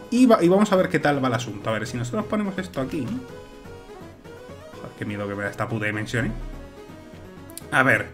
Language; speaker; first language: Spanish; native; Spanish